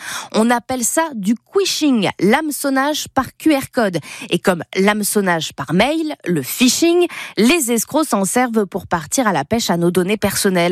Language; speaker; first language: French; native; French